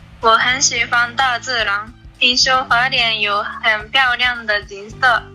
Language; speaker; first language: Chinese; non-native, learner; Japanese